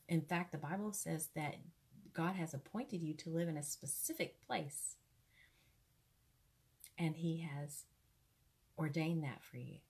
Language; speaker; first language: English; native; English